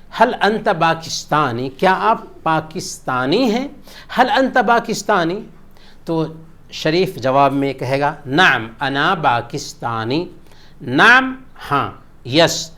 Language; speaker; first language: Urdu; native; Urdu